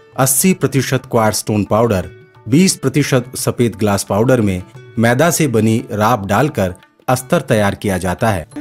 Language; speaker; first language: Hindi; native; Hindi